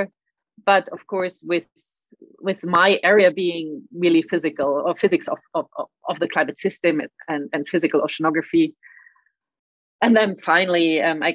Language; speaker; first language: English; non-native, fluent; German